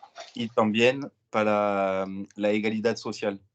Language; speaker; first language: Spanish; non-native, learner; French